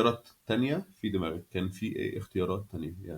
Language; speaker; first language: Arabic; native; Arabic